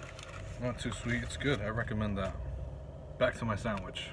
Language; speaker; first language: English; native; English